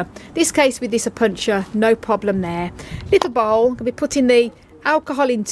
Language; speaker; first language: English; native; English